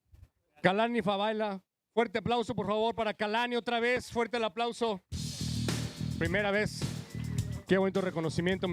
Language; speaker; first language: Spanish; native; Spanish